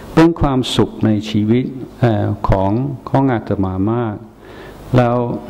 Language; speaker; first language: Thai; non-native, fluent; English